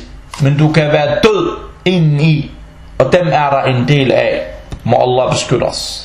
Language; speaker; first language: Danish; early bilingual, other home language; Arabic